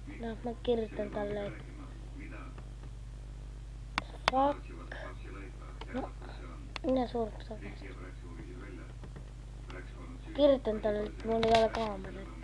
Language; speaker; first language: Finnish; non-native, learner; Estonian